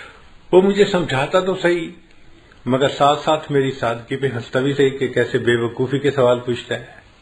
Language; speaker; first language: Urdu; native; Urdu